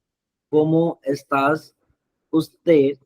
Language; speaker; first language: Spanish; non-native, learner; Hindi